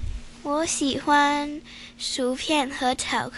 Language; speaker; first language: Chinese; non-native, local second language; Cantonese